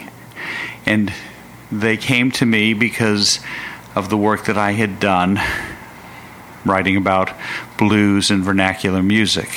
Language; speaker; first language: English; native; English